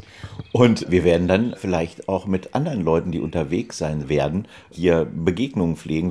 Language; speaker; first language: German; native; German